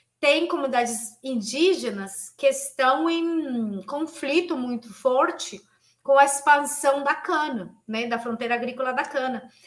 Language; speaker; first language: Portuguese; non-native, fluent; Spanish